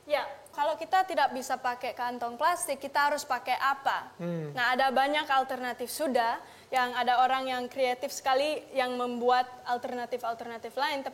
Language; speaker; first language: Indonesian; non-native, local second language; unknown